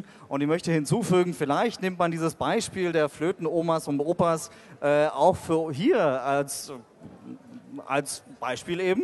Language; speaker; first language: German; native; German